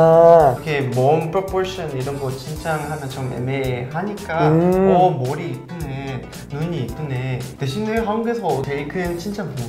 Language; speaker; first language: Korean; non-native, fluent; Portuguese